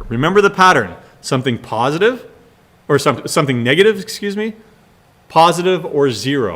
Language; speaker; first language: English; native; English